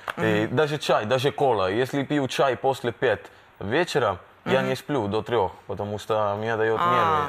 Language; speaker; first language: Russian; non-native, learner; Italian